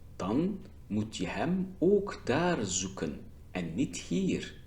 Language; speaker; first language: Dutch; non-native, fluent; Turkish